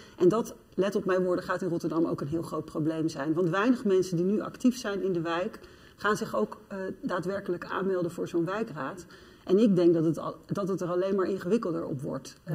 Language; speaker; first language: Dutch; native; Dutch